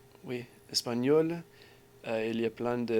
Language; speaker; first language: French; non-native, learner; English